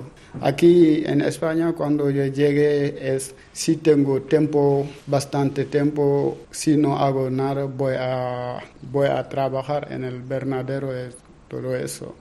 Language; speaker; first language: Spanish; non-native, learner; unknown